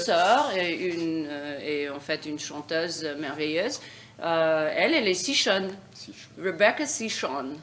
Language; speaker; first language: French; non-native, fluent; Russian